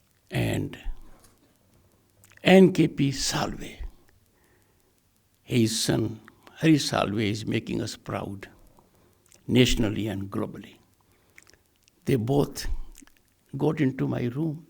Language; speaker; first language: English; non-native, local second language; Hindi